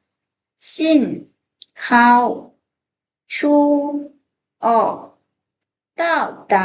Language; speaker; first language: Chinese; non-native, fluent; Lao